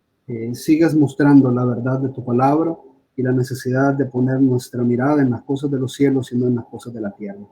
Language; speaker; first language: Spanish; native; Spanish